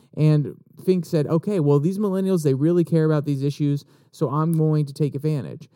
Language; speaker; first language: English; native; English